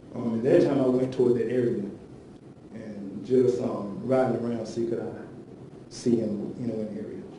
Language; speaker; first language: English; native; English